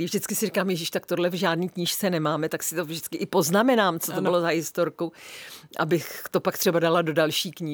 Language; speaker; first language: Czech; native; Czech